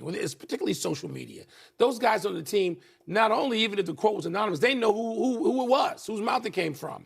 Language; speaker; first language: English; native; English